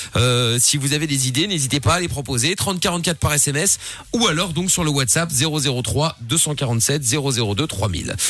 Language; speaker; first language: French; native; French